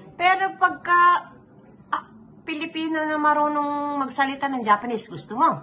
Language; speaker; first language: Filipino; native; Filipino